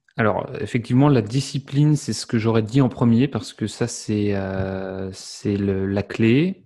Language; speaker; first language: French; native; French